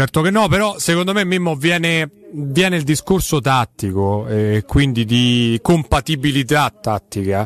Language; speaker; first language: Italian; native; Italian